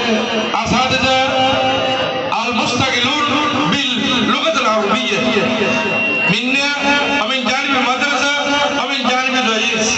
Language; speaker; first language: Arabic; non-native, learner; Bangla